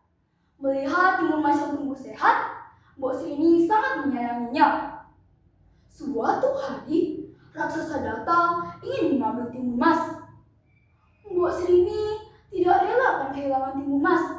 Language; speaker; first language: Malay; non-native, local second language; Balinese